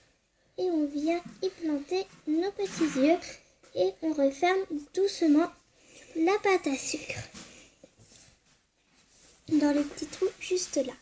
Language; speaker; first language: French; native; French